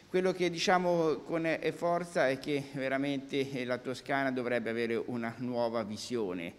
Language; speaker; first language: Italian; native; Italian